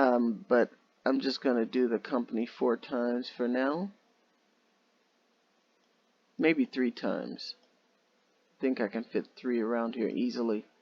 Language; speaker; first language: English; native; English